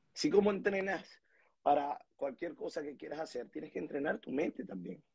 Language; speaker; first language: Spanish; native; Spanish